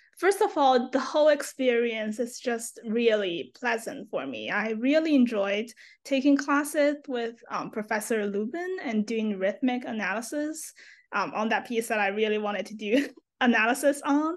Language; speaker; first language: English; non-native, fluent; Chinese